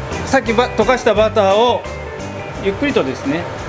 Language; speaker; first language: Japanese; native; Japanese